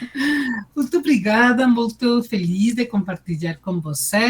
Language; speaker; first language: Portuguese; non-native, fluent; Spanish